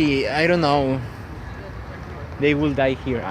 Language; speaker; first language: English; non-native, learner; Spanish